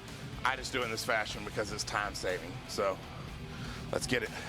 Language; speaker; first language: English; native; English